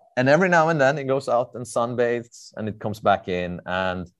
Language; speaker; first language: English; non-native, fluent; Swedish